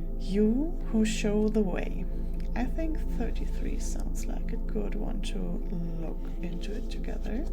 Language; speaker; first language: English; non-native, fluent; German